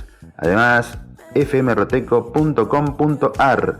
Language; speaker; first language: Spanish; native; Spanish